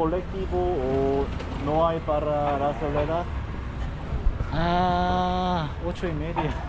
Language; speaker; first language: Spanish; non-native, learner; Korean